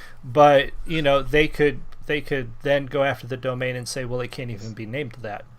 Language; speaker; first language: English; native; English